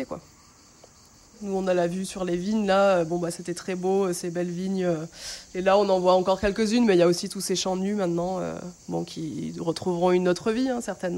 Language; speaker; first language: French; native; French